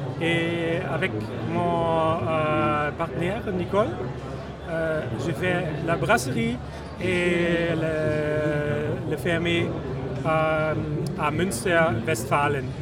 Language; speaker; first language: French; non-native, learner; German